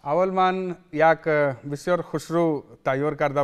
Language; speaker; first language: Persian; non-native, learner; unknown